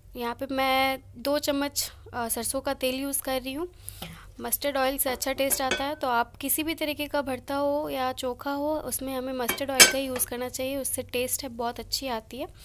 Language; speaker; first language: Hindi; non-native, local second language; Bangla